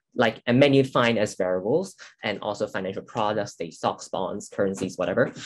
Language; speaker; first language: English; non-native, local second language; Cantonese